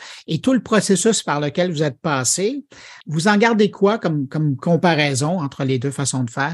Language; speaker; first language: French; native; French